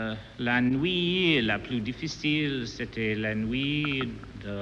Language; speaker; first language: French; non-native, learner; English